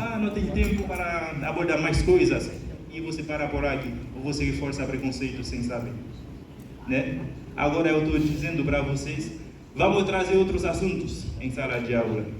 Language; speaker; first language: Portuguese; non-native, fluent; Haitian Creole